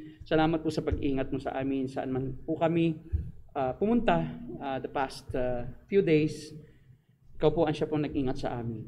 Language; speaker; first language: Filipino; native; Filipino